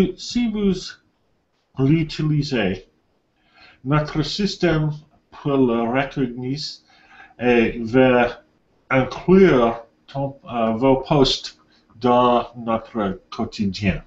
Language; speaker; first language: French; non-native, learner; English